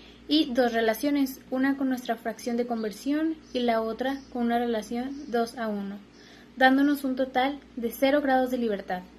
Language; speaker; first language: Spanish; native; Spanish